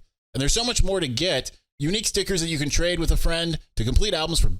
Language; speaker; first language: English; native; English